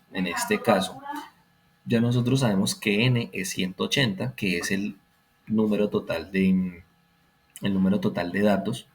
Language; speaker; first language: Spanish; native; Spanish